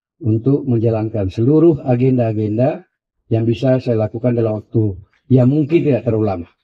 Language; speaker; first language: Indonesian; non-native, local second language; Buginese